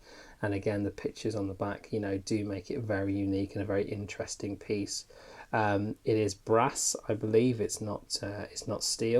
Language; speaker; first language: English; native; English